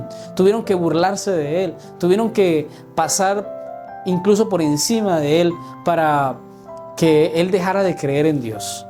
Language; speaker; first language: Spanish; native; Spanish